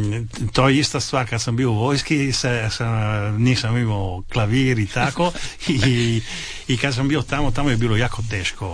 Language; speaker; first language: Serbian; non-native, fluent; Italian